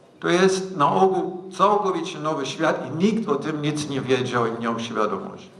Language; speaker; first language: Polish; non-native, fluent; German